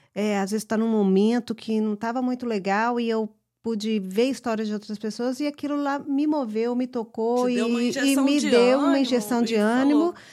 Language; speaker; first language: Portuguese; early bilingual, heritage; English